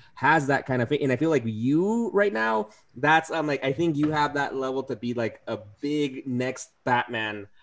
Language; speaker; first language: English; early bilingual, other home language; Spanish